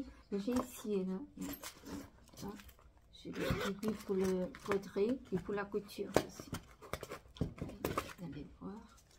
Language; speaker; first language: French; non-native, fluent; Portuguese